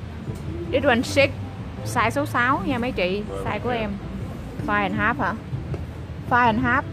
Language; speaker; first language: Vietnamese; native; Vietnamese